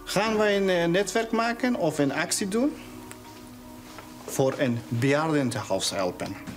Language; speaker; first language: Dutch; non-native, learner; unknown